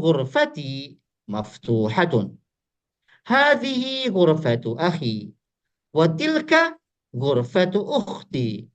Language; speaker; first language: Arabic; non-native, fluent; Indonesian